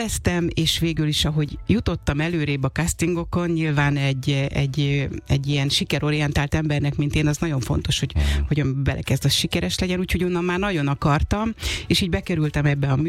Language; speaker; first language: Hungarian; native; Hungarian